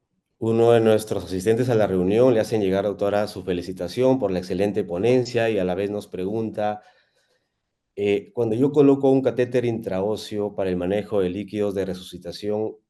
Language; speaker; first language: Spanish; native; Spanish